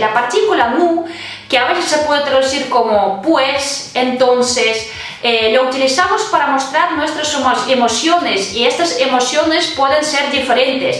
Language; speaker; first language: Spanish; non-native, fluent; Russian